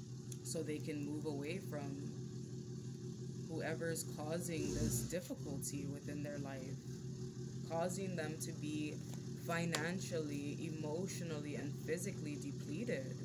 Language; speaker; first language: English; native; English